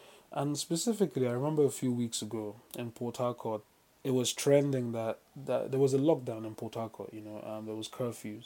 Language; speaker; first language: English; non-native, local second language; Yoruba